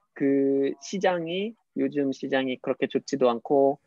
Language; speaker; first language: Korean; non-native, fluent; English